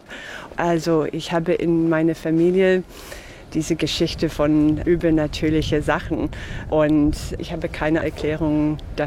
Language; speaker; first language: German; non-native, fluent; English